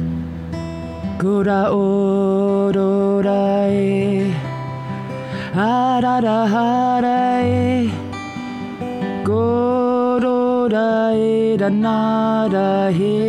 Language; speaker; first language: English; non-native, fluent; German